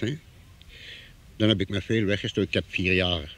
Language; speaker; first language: Dutch; non-native, local second language; Romany